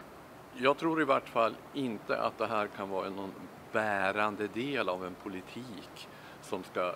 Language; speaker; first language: Swedish; native; Swedish